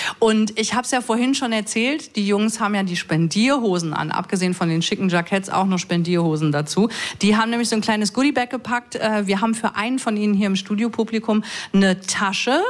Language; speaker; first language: German; native; German